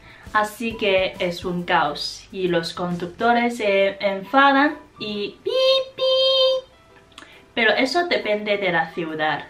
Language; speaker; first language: Spanish; non-native, fluent; Chinese